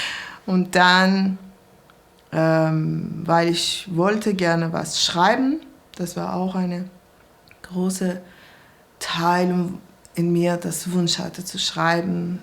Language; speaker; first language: German; non-native, learner; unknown